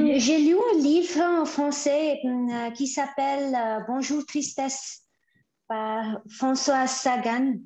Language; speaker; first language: French; non-native, fluent; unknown